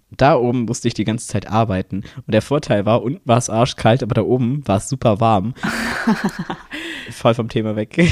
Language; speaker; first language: German; native; German